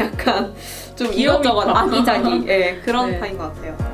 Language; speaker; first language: Korean; native; Korean